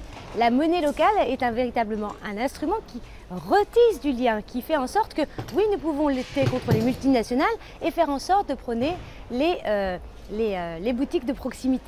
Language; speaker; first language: French; native; French